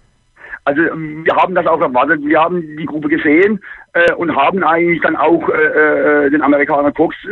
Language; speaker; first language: German; native; German